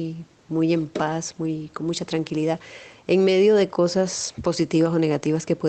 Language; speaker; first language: Spanish; native; Spanish